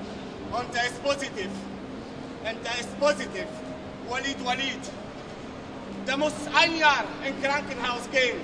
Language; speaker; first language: German; non-native, learner; Arabic